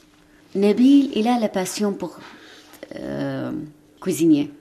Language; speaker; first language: French; non-native, learner; Arabic